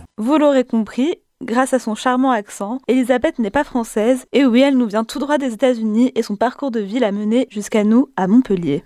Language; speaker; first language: French; native; French